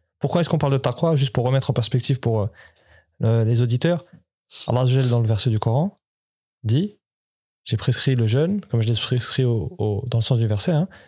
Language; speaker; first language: French; native; French